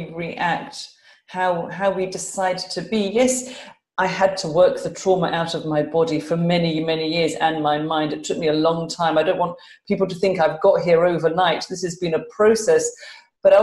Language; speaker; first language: English; native; English